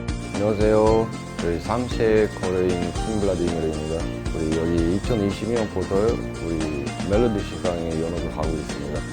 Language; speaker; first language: Korean; non-native, learner; Russian